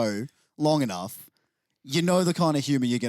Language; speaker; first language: English; native; English